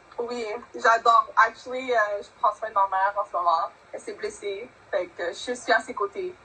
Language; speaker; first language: French; non-native, local second language; English